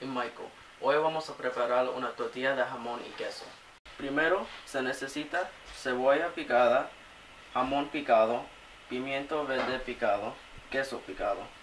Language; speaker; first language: Spanish; non-native, learner; English